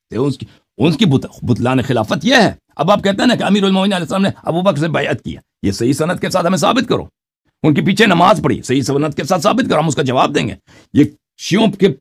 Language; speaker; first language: Urdu; non-native, local second language; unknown